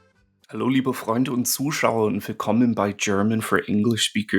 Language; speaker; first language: German; non-native, fluent; English